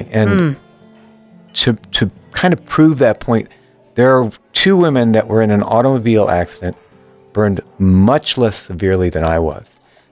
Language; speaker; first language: English; native; English